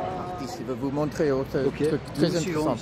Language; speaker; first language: French; non-native, learner; Dutch